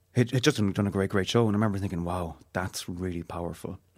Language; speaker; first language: English; native; English